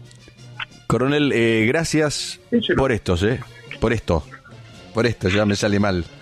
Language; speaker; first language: Spanish; native; Spanish